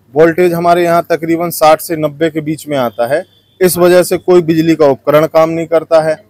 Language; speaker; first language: Hindi; native; Hindi